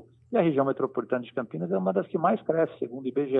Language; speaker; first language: Portuguese; native; Portuguese